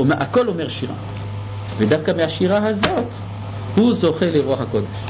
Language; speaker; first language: Hebrew; non-native, fluent; French